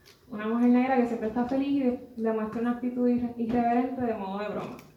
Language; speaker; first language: Spanish; native; Spanish